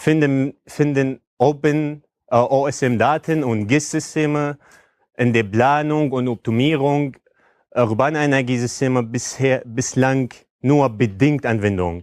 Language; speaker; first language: German; non-native, fluent; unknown